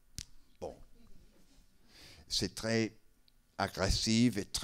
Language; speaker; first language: French; non-native, learner; English